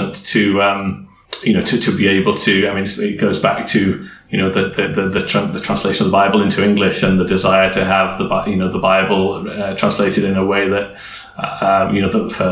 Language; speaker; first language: English; native; English